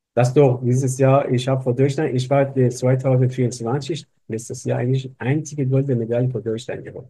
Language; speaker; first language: German; non-native, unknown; Persian